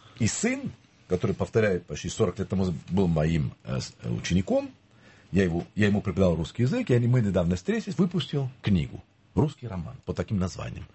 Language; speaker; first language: Russian; non-native, fluent; French